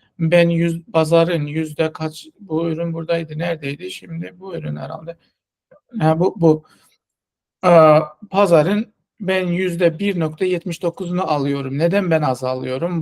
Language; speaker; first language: Turkish; non-native, fluent; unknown